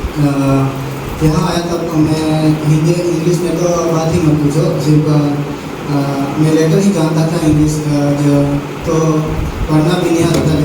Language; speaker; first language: Hindi; non-native, local second language; Gujarati